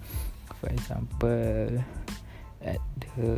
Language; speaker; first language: English; non-native, learner; Malay